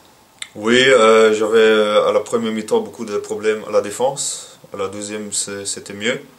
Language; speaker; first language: French; non-native, local second language; Dutch